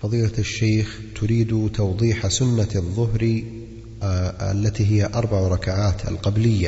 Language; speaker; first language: Arabic; native; Arabic